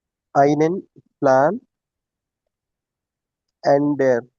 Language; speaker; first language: German; non-native, learner; Tamil